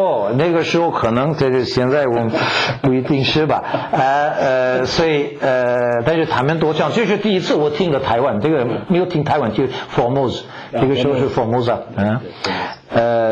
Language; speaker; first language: Chinese; non-native, fluent; French